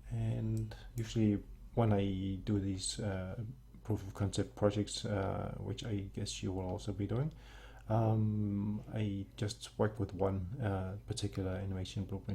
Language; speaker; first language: English; non-native, fluent; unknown